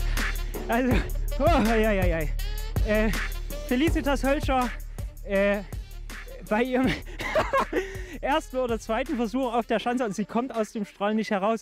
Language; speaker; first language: German; native; German